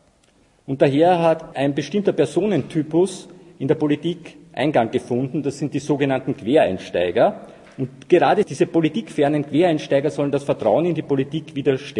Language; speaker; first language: German; native; German